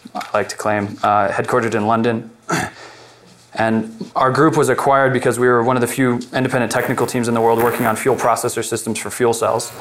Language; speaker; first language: English; native; English